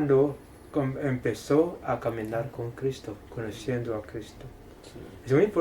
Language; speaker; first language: Spanish; non-native, fluent; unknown